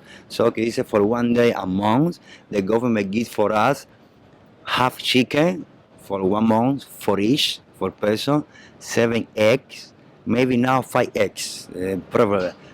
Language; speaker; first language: English; non-native, learner; Spanish